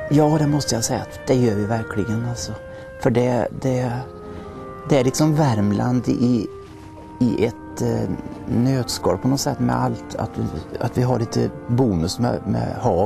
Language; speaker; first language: Swedish; native; Swedish